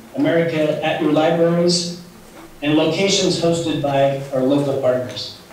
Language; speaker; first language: English; native; English